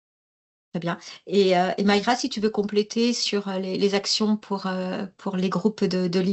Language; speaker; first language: French; native; French